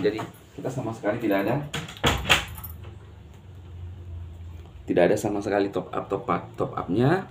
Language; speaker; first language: Indonesian; native; Indonesian